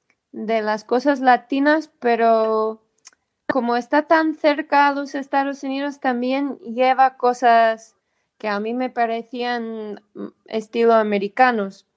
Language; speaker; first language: Spanish; non-native, fluent; English